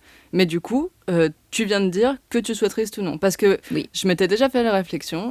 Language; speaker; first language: French; native; French